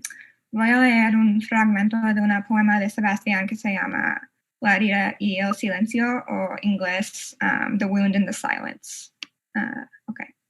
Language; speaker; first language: Spanish; non-native, fluent; English